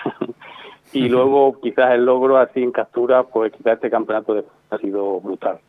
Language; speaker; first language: Spanish; native; Spanish